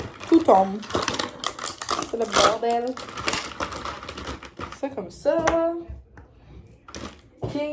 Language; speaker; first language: French; native; French